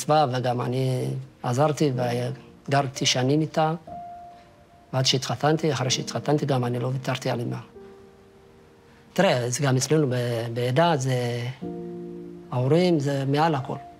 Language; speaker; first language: Hebrew; non-native, fluent; Amharic